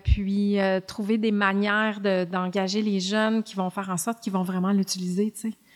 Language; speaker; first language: French; native; French